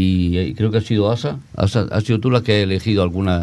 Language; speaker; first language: Spanish; native; Spanish